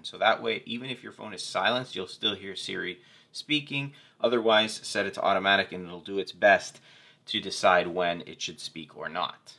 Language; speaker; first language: English; native; English